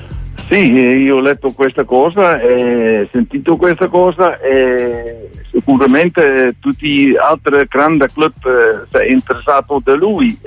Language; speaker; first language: Italian; non-native, learner; Dutch